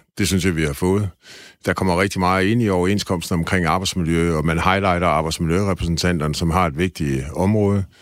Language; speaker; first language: Danish; native; Danish